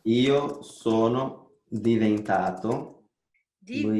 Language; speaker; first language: Italian; non-native, fluent; Portuguese